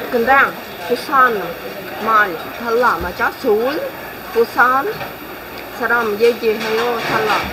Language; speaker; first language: Korean; non-native, learner; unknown